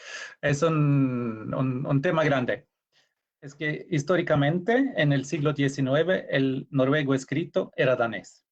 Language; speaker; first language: Spanish; non-native, fluent; Norwegian